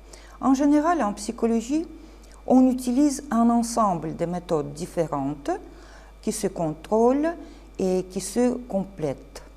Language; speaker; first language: French; non-native, fluent; Russian